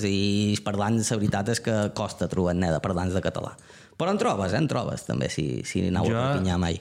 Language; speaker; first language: Catalan; native; Catalan